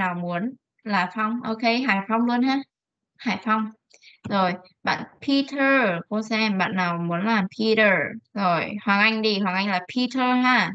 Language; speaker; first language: Vietnamese; native; Vietnamese